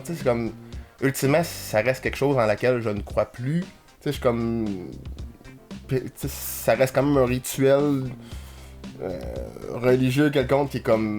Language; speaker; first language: French; native; French